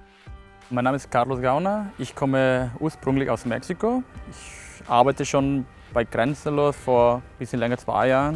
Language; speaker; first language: German; non-native, fluent; Spanish